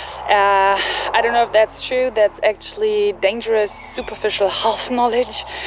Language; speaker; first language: English; non-native, fluent; German